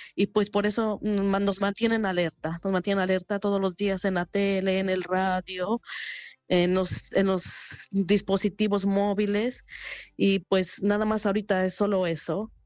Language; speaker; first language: Spanish; native; Spanish